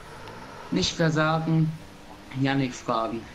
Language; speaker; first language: German; native; German